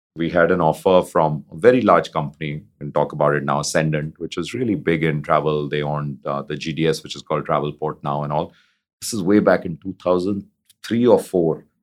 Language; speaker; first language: English; non-native, local second language; Hindi